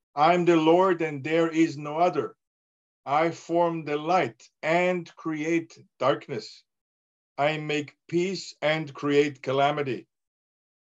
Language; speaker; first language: English; non-native, fluent; German